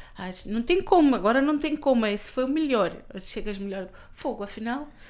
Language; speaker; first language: Portuguese; non-native, local second language; Kabuverdianu